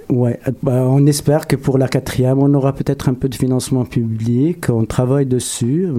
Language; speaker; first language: French; non-native, local second language; Arabic